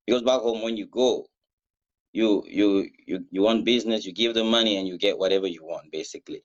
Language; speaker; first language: English; non-native, fluent; Mossi